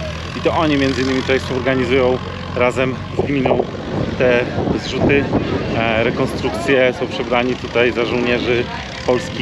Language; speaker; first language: Polish; native; Polish